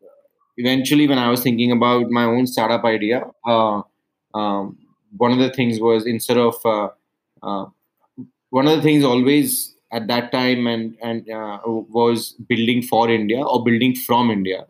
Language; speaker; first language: English; non-native, local second language; Hindi